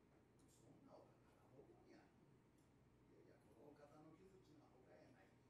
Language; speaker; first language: Japanese; native; Japanese